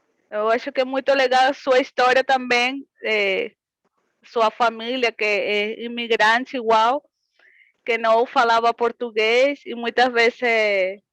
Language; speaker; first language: Portuguese; non-native, fluent; Spanish